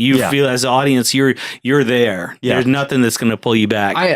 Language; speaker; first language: English; native; English